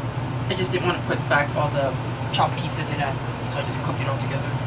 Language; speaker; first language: English; non-native, local second language; Filipino